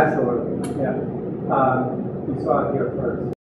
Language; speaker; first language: English; native; English